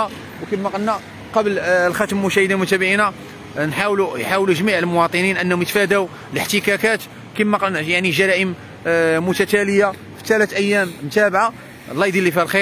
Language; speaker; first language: Arabic; native; Arabic